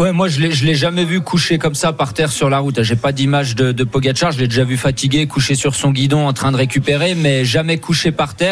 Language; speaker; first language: French; native; French